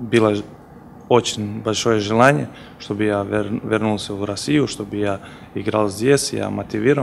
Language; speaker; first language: Russian; non-native, fluent; Serbian